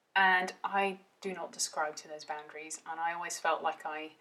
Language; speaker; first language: English; early bilingual, heritage; Dutch